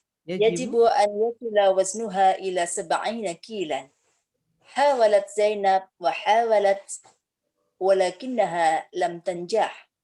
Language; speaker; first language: Arabic; non-native, learner; Indonesian